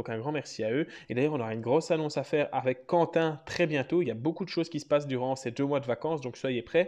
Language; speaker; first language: French; native; French